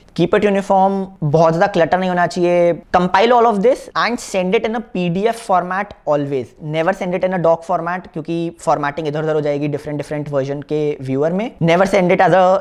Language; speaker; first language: Hindi; native; Hindi